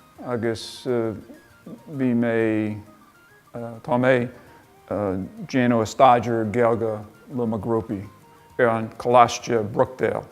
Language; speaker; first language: Irish; non-native, learner; English